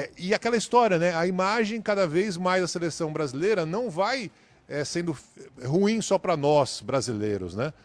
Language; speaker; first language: Portuguese; native; Portuguese